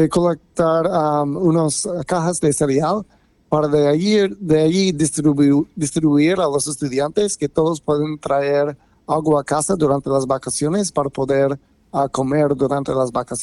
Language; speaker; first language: Spanish; non-native, fluent; English